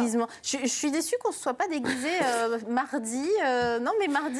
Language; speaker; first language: French; native; French